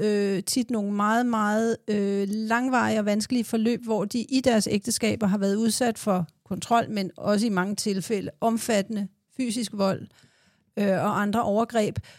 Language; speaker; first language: Danish; native; Danish